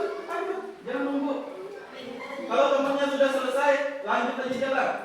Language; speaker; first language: Indonesian; native; Indonesian